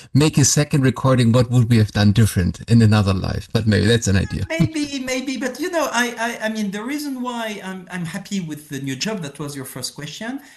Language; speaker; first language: English; non-native, fluent; French